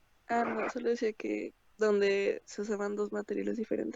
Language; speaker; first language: Spanish; native; Spanish